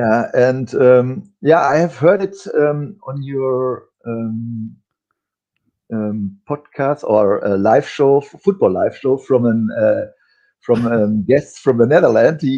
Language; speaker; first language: English; non-native, fluent; German